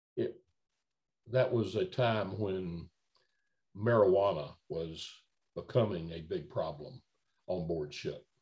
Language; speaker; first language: English; native; English